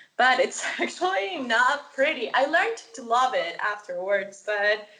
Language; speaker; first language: English; non-native, fluent; Spanish